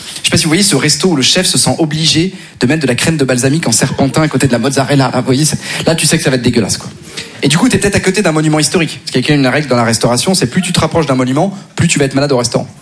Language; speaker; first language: French; native; French